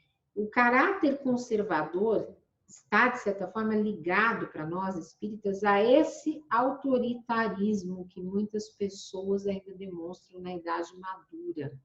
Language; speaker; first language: Portuguese; native; Portuguese